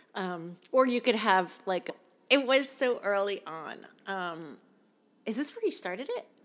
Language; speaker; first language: English; native; English